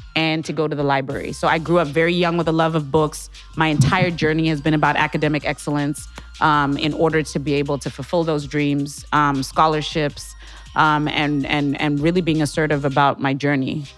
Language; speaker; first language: English; non-native, local second language; Shona